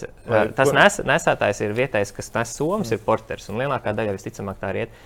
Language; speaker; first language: Latvian; native; Latvian